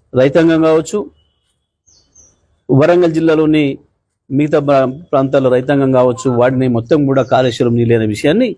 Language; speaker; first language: Telugu; native; Telugu